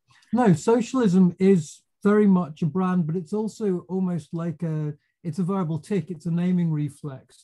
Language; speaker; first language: English; native; English